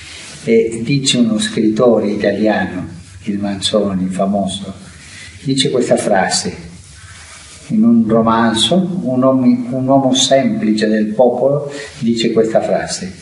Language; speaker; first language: Italian; non-native, fluent; Spanish